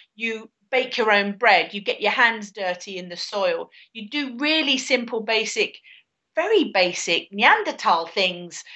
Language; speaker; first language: English; native; English